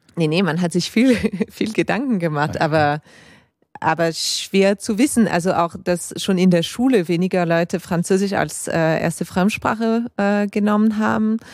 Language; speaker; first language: German; native; German